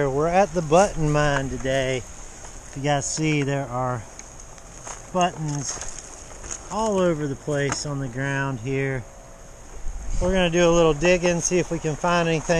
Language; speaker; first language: English; native; English